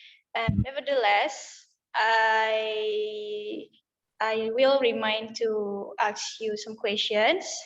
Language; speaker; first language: English; non-native, learner; Indonesian